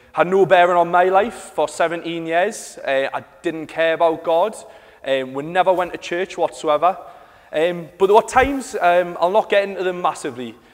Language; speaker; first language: English; native; English